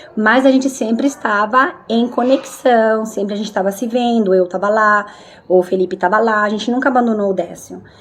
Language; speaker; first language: Portuguese; non-native, fluent; Spanish